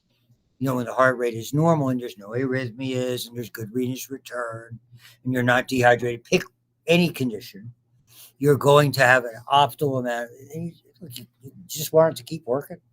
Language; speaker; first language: English; native; English